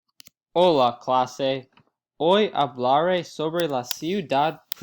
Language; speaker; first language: Spanish; non-native, learner; English